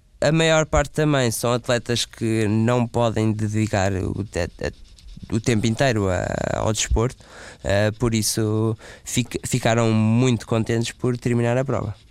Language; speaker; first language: Portuguese; native; Portuguese